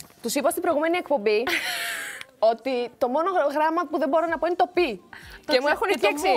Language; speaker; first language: Greek; native; Greek